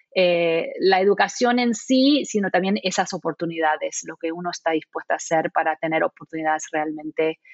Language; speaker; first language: Spanish; non-native, fluent; English